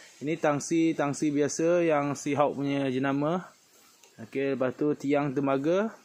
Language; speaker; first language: Malay; native; Malay